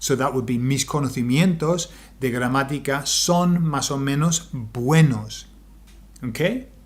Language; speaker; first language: Spanish; non-native, fluent; English